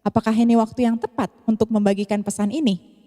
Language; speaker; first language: Indonesian; native; Indonesian